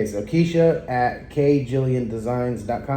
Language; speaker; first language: English; native; English